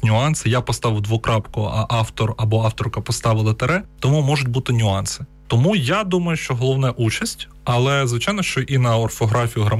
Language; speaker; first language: Ukrainian; non-native, local second language; Russian